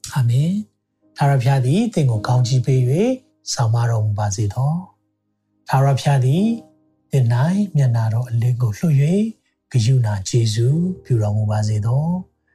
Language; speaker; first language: Burmese; native; Burmese